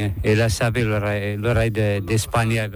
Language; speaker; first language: Spanish; non-native, learner; Arabic